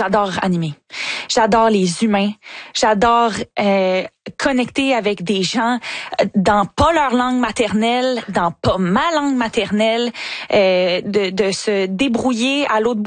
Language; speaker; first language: French; native; French